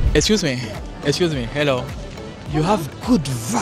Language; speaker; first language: English; non-native, learner; French